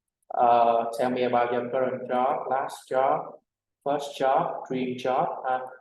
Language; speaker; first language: English; non-native, fluent; Vietnamese